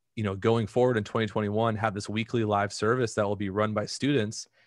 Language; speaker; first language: English; native; English